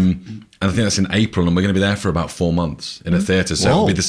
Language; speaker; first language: English; native; English